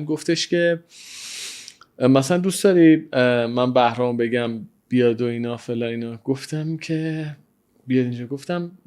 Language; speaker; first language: Persian; native; Persian